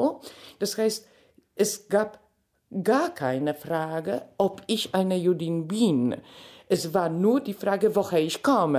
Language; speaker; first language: German; non-native, fluent; Polish